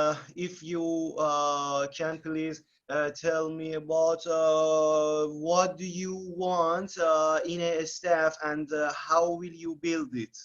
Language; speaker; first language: English; non-native, learner; Persian